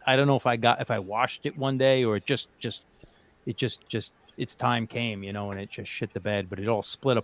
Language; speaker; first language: English; native; English